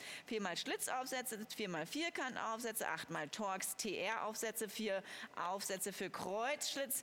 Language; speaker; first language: German; native; German